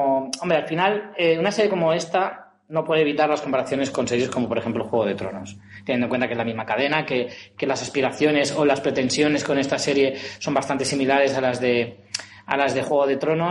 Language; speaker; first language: Spanish; native; Spanish